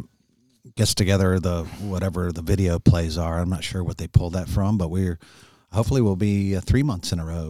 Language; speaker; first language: English; native; English